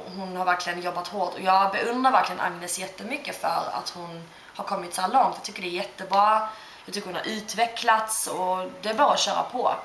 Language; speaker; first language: Swedish; early bilingual, other home language; Turkish